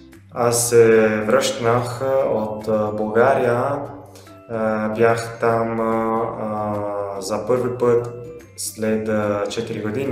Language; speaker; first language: Bulgarian; non-native, learner; Italian